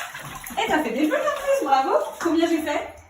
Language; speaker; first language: French; native; French